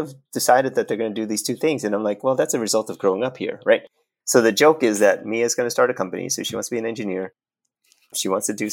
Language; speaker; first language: English; native; English